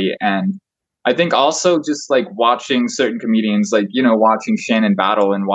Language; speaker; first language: English; native; English